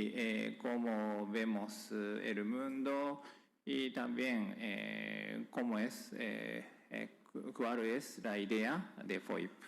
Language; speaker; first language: Spanish; non-native, fluent; Japanese